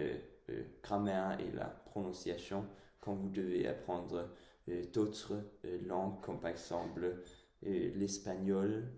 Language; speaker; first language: French; non-native, fluent; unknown